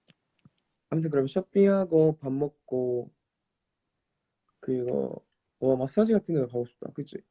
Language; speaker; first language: Korean; non-native, fluent; Japanese